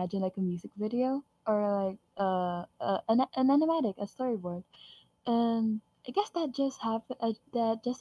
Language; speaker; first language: English; non-native, local second language; Filipino